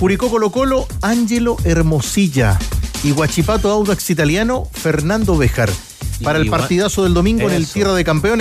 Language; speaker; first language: Spanish; native; Spanish